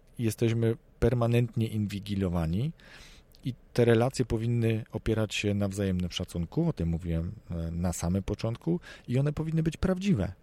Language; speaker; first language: Polish; native; Polish